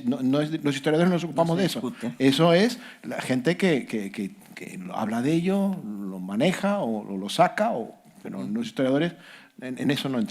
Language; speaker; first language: Spanish; native; Spanish